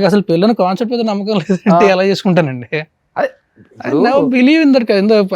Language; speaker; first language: Telugu; native; Telugu